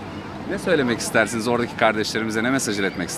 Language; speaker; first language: Turkish; native; Turkish